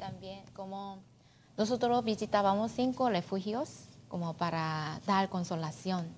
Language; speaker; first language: Spanish; non-native, learner; Korean